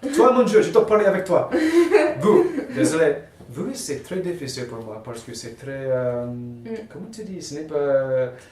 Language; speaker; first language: French; non-native, learner; English